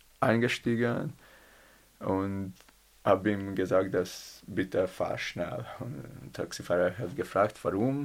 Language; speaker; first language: German; non-native, learner; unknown